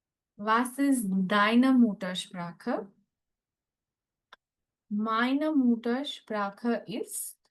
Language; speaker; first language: German; non-native, fluent; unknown